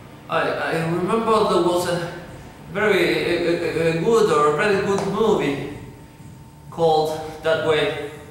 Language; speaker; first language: English; non-native, fluent; Spanish